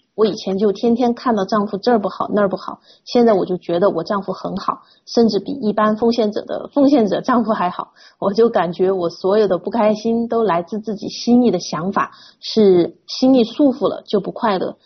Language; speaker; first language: Chinese; native; Chinese